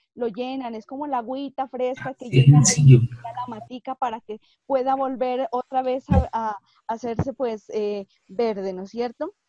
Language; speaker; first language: Spanish; native; Spanish